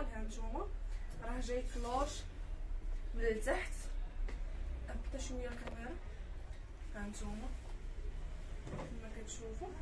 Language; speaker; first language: Arabic; native; Arabic